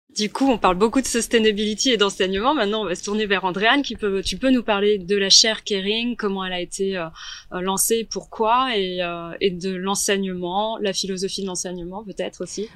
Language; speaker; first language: French; native; French